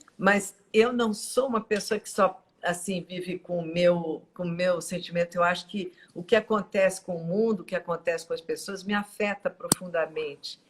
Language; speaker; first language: Portuguese; native; Portuguese